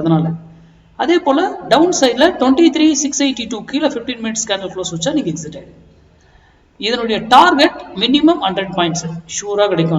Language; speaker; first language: Tamil; native; Tamil